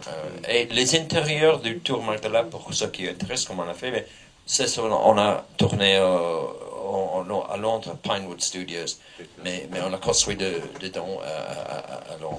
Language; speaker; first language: French; non-native, fluent; English